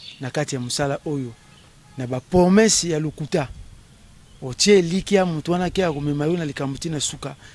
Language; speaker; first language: Lingala; non-native, local second language; Kongo